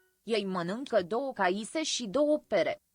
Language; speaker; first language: Romanian; non-native, learner; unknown